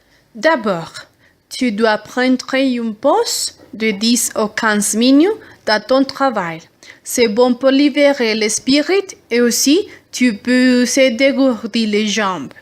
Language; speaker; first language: French; non-native, learner; Spanish